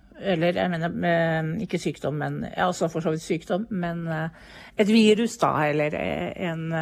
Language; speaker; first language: Norwegian; native; Norwegian